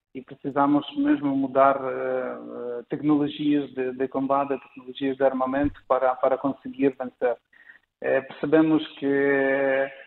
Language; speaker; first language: Portuguese; non-native, fluent; Ukrainian